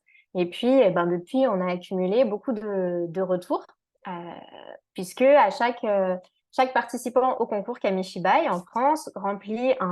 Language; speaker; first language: French; native; French